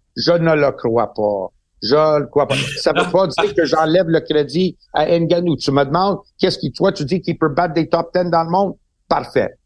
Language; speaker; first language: French; non-native, local second language; English